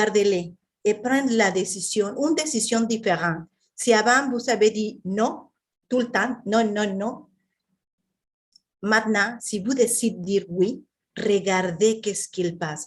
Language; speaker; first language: French; non-native, fluent; Spanish